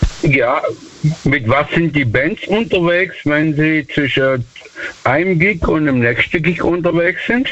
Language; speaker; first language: German; native; German